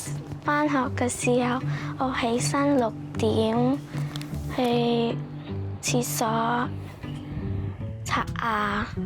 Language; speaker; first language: Cantonese; early bilingual, other home language; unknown